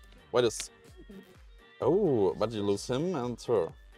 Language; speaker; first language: English; non-native, learner; German